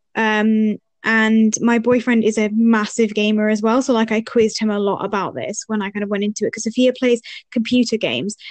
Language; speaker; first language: English; early bilingual, other home language; Arabic